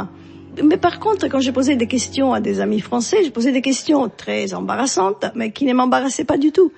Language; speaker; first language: French; non-native, fluent; Italian